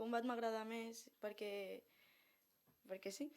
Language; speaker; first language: Catalan; non-native, local second language; Spanish